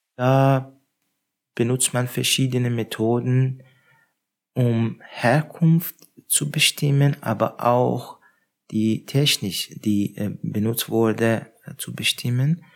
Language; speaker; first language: German; non-native, fluent; Persian